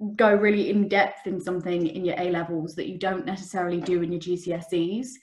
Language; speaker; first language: English; native; English